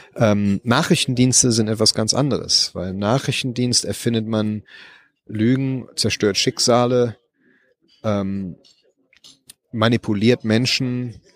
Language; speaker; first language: German; native; German